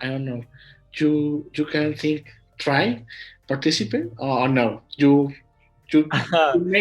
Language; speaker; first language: English; non-native, learner; Spanish